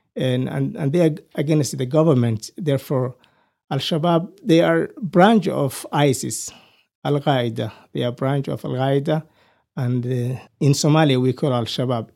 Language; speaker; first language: English; non-native, fluent; Somali